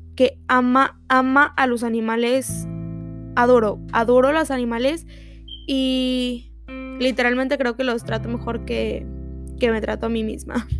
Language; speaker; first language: Spanish; early bilingual, heritage; Spanish